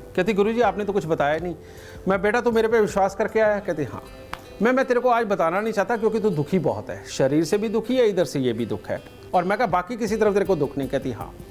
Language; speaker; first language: Hindi; native; Hindi